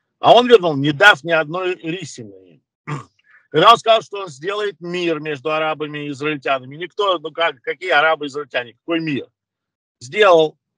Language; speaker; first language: Russian; early bilingual, other home language; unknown